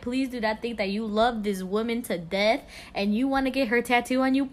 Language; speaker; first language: English; early bilingual, other home language; Spanish